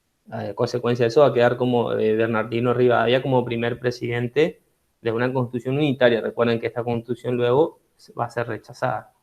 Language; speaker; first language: Spanish; native; Spanish